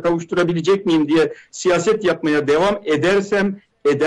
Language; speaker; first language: Turkish; native; Turkish